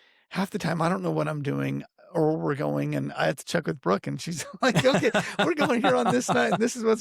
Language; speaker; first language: English; native; English